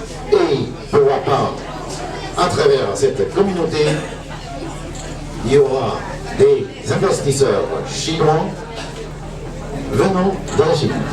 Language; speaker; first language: French; non-native, fluent; Chinese